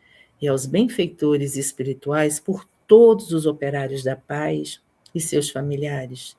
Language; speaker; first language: Portuguese; native; Portuguese